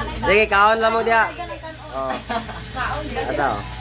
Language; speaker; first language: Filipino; non-native, local second language; Cebuano